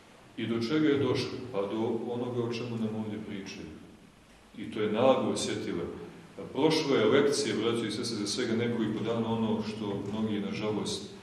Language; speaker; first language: Serbian; native; Serbian